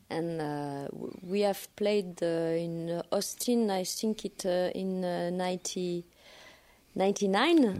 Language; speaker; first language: English; non-native, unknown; French